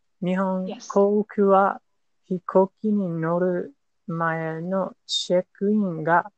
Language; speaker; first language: Japanese; non-native, learner; English